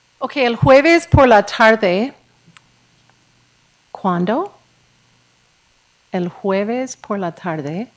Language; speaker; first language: Spanish; non-native, fluent; English